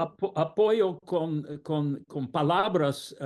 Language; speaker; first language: Spanish; non-native, fluent; English